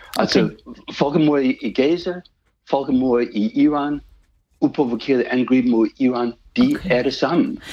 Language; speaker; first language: Danish; non-native, fluent; English